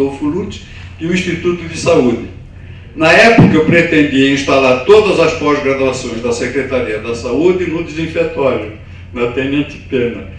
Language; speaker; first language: Portuguese; native; Portuguese